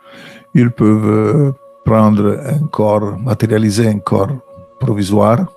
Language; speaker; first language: French; non-native, fluent; Italian